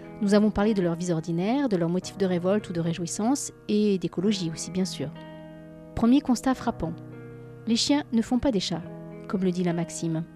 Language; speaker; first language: French; native; French